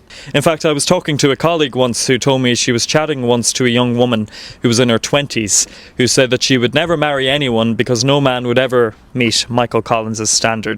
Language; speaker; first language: English; native; English